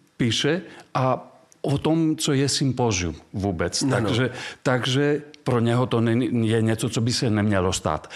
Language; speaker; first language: Czech; non-native, fluent; Greek